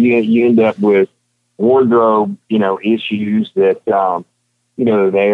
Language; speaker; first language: English; native; English